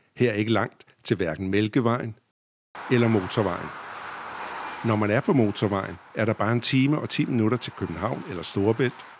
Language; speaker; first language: Danish; native; Danish